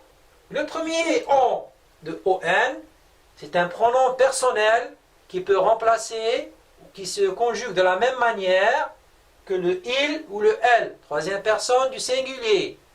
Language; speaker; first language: French; non-native, local second language; Arabic